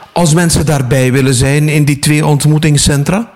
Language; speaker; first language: Dutch; native; Dutch